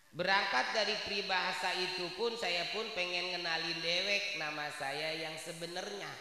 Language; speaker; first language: Indonesian; native; Indonesian